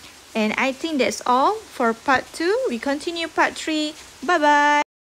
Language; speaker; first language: English; non-native, local second language; Malay